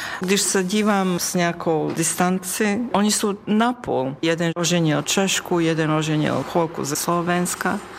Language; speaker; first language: Czech; non-native, fluent; Serbian